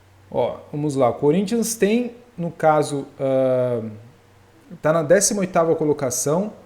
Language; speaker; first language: Portuguese; native; Portuguese